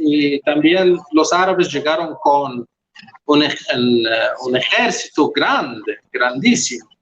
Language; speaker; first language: Spanish; non-native, local second language; Arabic